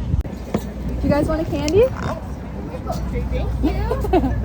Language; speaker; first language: English; native; English